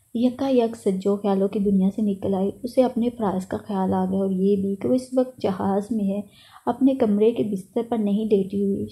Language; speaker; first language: Urdu; native; Urdu